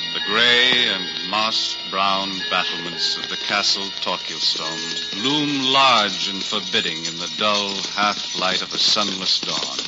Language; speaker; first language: English; native; English